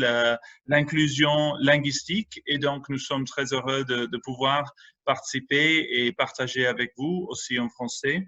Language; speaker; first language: French; non-native, fluent; English